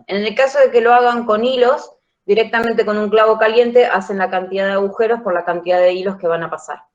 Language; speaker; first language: Spanish; native; Spanish